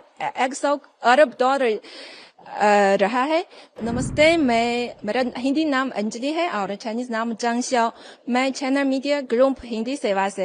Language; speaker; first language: Hindi; non-native, fluent; Chinese